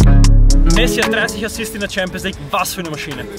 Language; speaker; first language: German; native; German